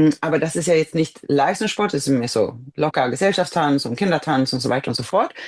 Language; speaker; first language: German; non-native, fluent; Swedish